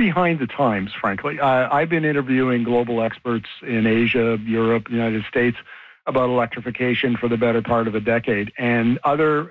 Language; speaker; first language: English; native; English